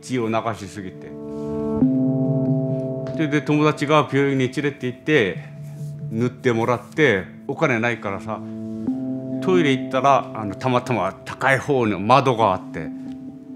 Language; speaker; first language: Japanese; non-native, fluent; Korean